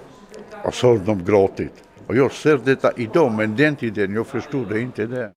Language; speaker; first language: Swedish; non-native, fluent; Romany